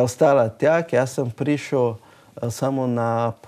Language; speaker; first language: Slovenian; non-native, learner; Portuguese